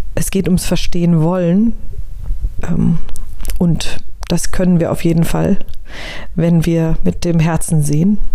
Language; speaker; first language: German; native; German